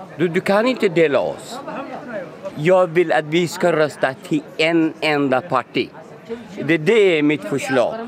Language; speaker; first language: Swedish; non-native, fluent; Somali